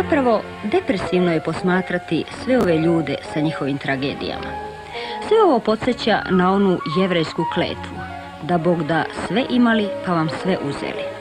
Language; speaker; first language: Bosnian; native; Bosnian